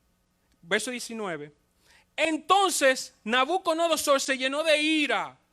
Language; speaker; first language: Spanish; native; Spanish